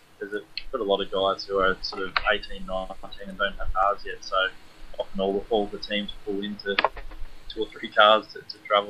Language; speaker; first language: English; native; English